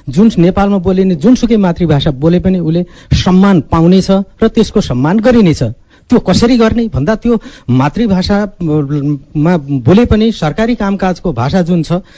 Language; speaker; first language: Nepali; non-native, local second language; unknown